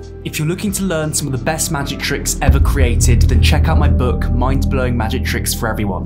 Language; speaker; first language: English; native; English